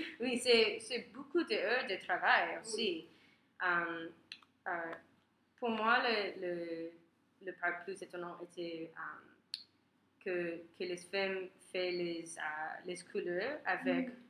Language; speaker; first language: French; non-native, learner; English